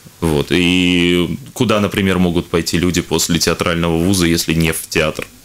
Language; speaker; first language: Russian; native; Russian